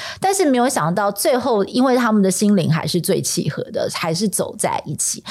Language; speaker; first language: Chinese; native; Chinese